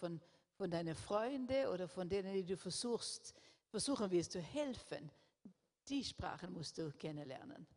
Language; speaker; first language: German; non-native, fluent; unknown